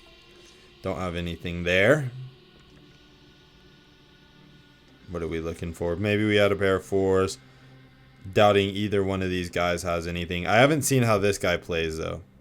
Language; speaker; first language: English; native; English